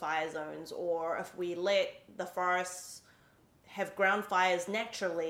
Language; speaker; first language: English; native; English